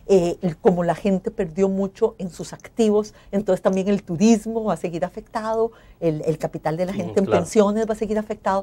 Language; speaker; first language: Spanish; native; Spanish